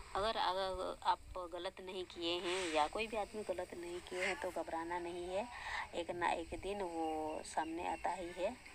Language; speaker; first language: Hindi; non-native, local second language; Santali